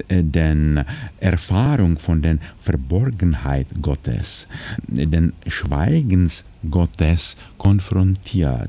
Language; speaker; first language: German; non-native, fluent; Czech